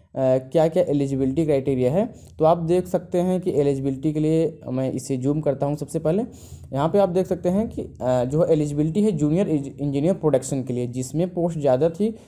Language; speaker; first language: Hindi; native; Hindi